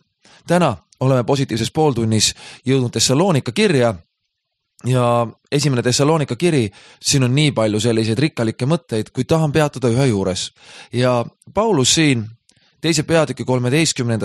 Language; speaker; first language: Estonian; native; Estonian